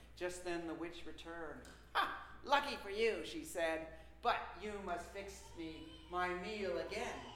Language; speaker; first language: English; native; English